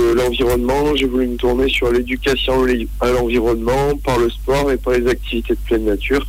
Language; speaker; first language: French; native; French